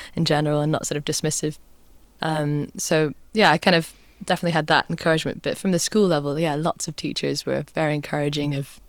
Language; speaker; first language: English; native; English